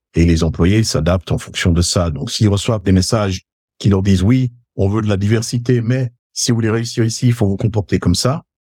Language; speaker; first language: French; native; French